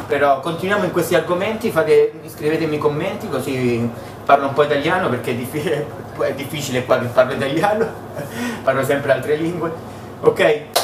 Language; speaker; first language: Italian; early bilingual, heritage; Italian